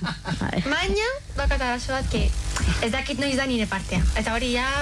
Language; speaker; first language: Basque; non-native, local second language; Spanish